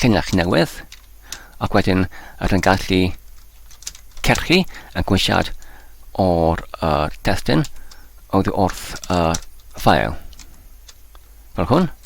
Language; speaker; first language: Welsh; non-native, learner; English